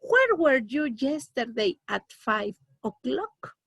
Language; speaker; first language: English; non-native, learner; Spanish